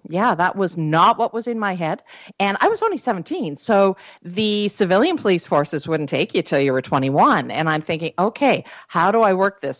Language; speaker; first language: English; native; English